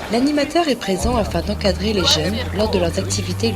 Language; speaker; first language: French; native; French